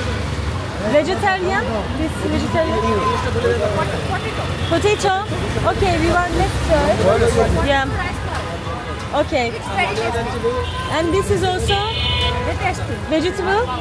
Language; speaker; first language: English; non-native, learner; Turkish